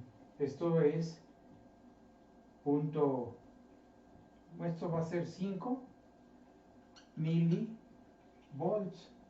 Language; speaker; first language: Spanish; native; Spanish